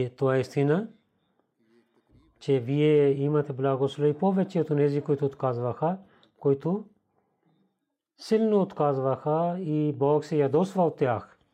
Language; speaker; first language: Bulgarian; non-native, learner; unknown